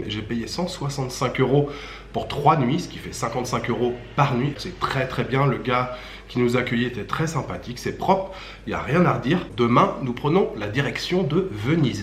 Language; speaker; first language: French; native; French